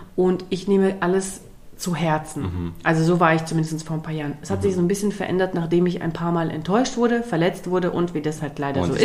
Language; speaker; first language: German; early bilingual, other home language; Russian